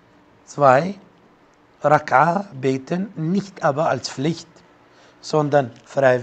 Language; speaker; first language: German; non-native, fluent; Arabic